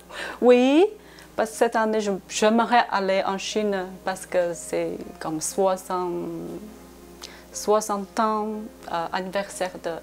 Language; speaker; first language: French; non-native, learner; Chinese